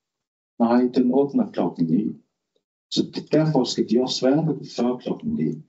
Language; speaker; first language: Danish; non-native, local second language; Kalaallisut